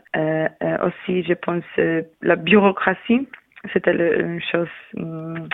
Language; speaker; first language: French; non-native, learner; Polish